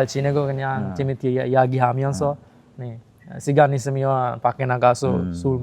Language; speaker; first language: Korean; non-native, fluent; Sinhala